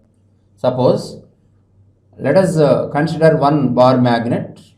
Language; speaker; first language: English; non-native, local second language; Telugu